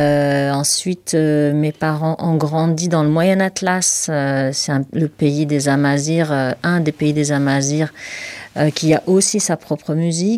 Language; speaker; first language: French; non-native, local second language; Arabic